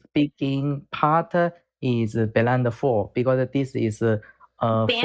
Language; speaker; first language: English; non-native, learner; Korean